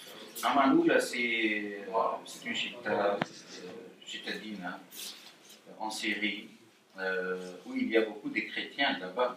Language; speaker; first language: French; non-native, fluent; Arabic